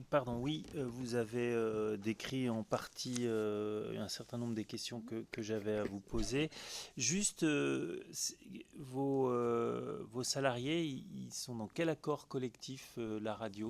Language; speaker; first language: French; native; French